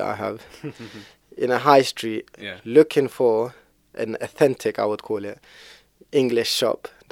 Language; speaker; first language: English; native; English